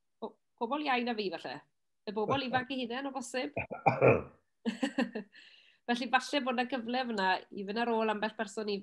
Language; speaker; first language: Welsh; native; Welsh